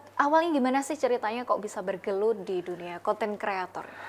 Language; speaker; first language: Indonesian; native; Indonesian